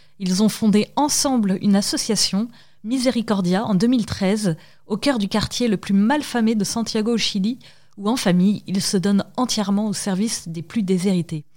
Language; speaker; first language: French; native; French